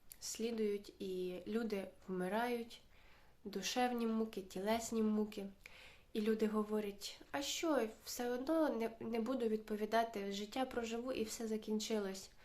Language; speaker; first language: Ukrainian; native; Ukrainian